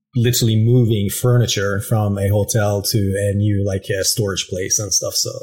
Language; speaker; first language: English; non-native, fluent; Persian